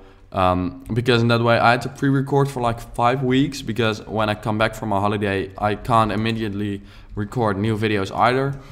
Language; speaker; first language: English; non-native, fluent; Dutch